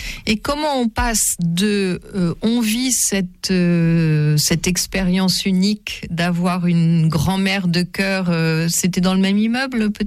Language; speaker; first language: French; native; French